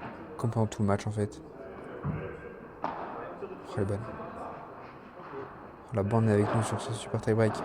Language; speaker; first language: French; native; French